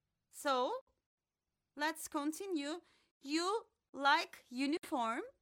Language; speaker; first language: English; non-native, fluent; Turkish